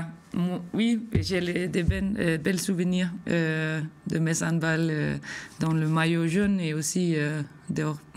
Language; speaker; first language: French; non-native, fluent; Danish